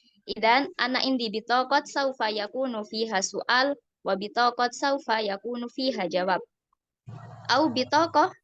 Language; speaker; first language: Arabic; non-native, learner; Indonesian